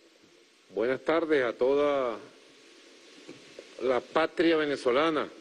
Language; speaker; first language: Spanish; native; Spanish